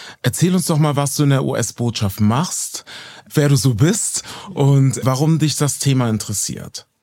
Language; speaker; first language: German; native; German